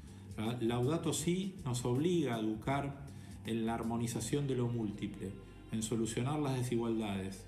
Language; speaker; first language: Spanish; native; Spanish